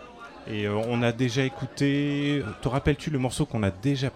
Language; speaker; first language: French; native; French